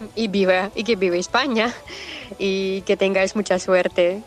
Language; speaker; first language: Spanish; non-native, fluent; Russian